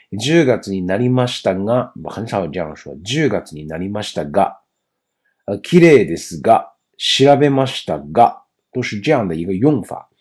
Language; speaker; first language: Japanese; non-native, fluent; Chinese